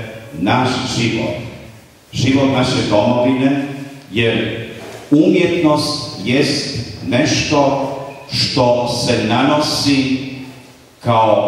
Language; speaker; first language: Croatian; native; Croatian